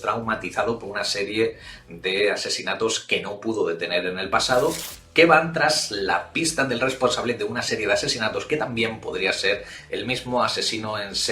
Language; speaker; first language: Spanish; native; Spanish